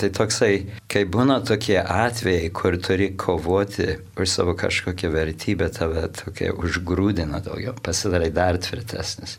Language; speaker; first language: Lithuanian; early bilingual, heritage; Lithuanian